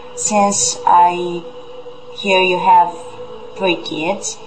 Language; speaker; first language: English; non-native, fluent; Romanian